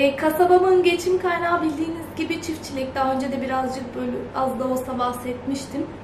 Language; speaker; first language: Turkish; early bilingual, heritage; Turkish